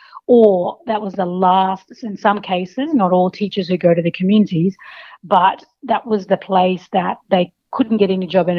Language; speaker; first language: English; native; English